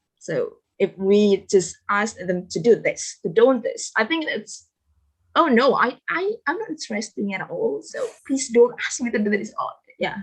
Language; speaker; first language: English; non-native, learner; Indonesian